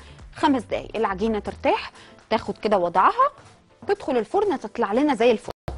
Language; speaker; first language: Arabic; native; Arabic